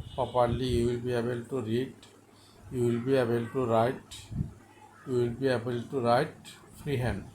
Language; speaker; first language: English; non-native, local second language; Bangla